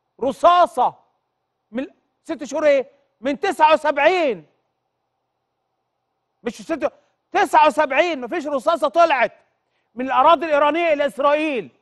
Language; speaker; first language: Arabic; native; Arabic